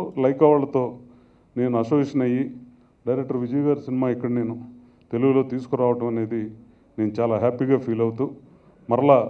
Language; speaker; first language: Telugu; native; Telugu